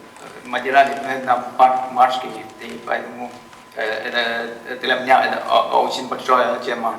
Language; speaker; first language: Russian; non-native, learner; Chinese